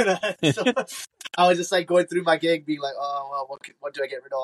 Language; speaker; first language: English; native; English